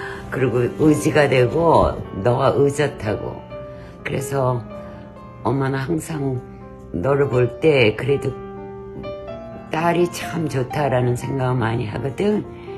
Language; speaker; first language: Korean; native; Korean